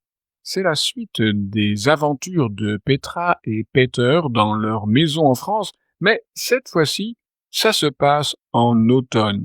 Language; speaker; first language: French; native; French